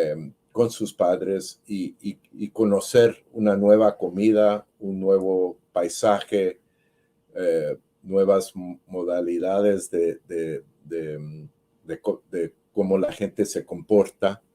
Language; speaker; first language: Spanish; early bilingual, heritage; Spanish